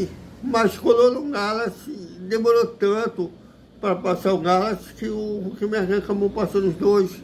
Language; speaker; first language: Portuguese; native; Portuguese